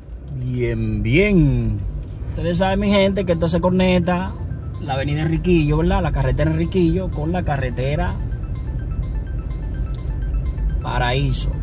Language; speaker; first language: Spanish; native; Spanish